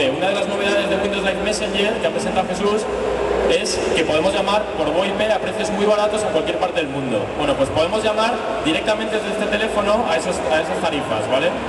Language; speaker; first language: Spanish; native; Spanish